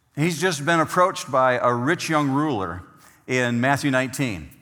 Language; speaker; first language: English; native; English